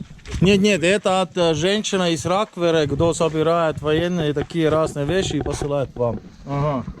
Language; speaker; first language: Russian; non-native, learner; Estonian